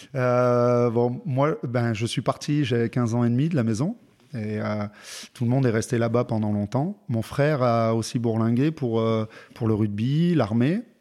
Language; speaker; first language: French; native; French